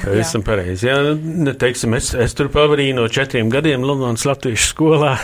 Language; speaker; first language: Latvian; early bilingual, heritage; Latvian